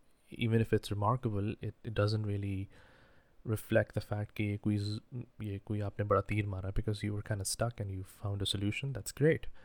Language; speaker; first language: English; non-native, local second language; Urdu